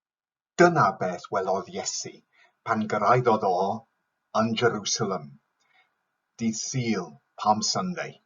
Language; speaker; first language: Welsh; non-native, fluent; English